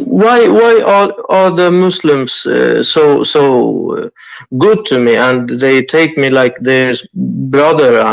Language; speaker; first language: English; non-native, learner; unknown